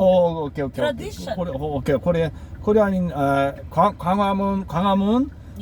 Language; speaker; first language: English; non-native, learner; Korean